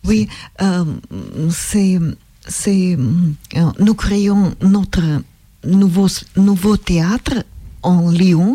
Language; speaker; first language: French; non-native, learner; Russian